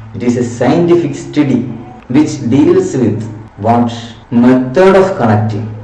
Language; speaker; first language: English; non-native, local second language; Malayalam